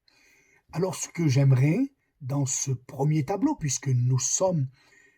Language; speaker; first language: French; native; French